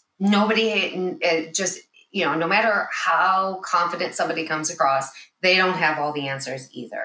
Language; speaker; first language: English; native; English